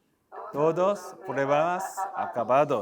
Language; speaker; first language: Spanish; non-native, learner; Korean